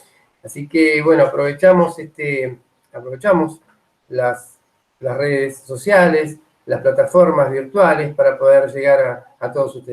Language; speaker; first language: Spanish; native; Spanish